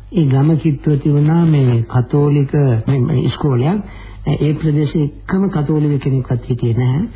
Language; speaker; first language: Sinhala; native; Sinhala